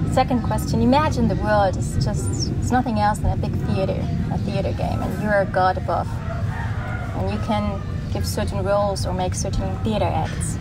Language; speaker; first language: English; non-native, fluent; German